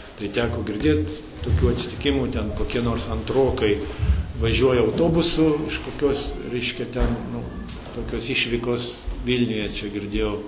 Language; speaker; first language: Lithuanian; early bilingual, heritage; Lithuanian